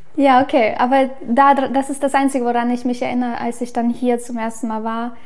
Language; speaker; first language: German; early bilingual, other home language; Ukrainian